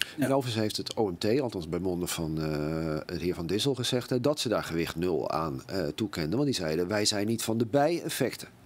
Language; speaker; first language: Dutch; native; Dutch